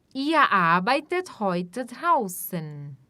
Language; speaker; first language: German; non-native, fluent; Portuguese